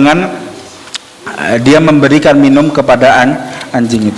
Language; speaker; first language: Indonesian; native; Indonesian